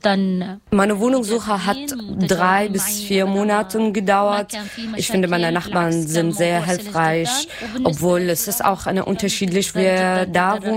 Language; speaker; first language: German; non-native, learner; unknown